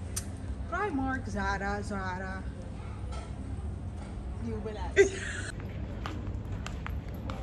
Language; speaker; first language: Dutch; early bilingual, other home language; Turkish